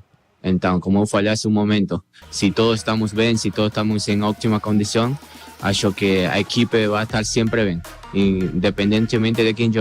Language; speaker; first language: Portuguese; non-native, learner; Spanish